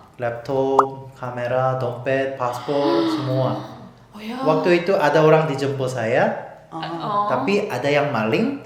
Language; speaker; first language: Indonesian; non-native, fluent; Korean